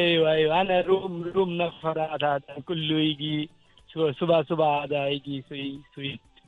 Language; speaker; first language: Arabic; non-native, learner; Bangla